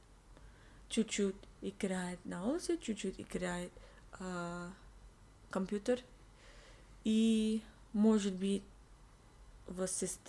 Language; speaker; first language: Russian; non-native, learner; English